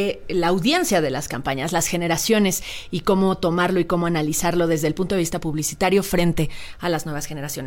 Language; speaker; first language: Spanish; native; Spanish